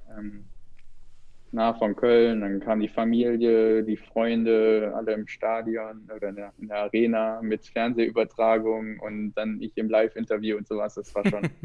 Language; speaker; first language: German; native; German